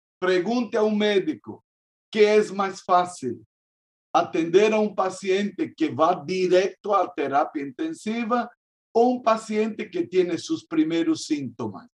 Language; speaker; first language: Spanish; non-native, fluent; Portuguese